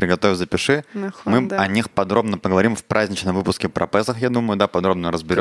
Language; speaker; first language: Russian; native; Russian